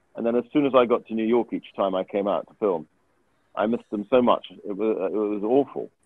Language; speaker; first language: English; native; English